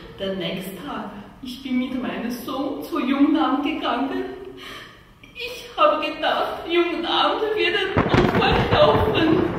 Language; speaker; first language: German; non-native, learner; Chinese